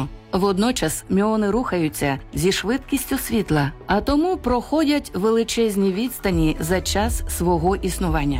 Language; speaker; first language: Ukrainian; native; Ukrainian